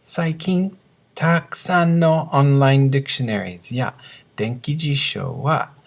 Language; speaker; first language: Japanese; non-native, fluent; English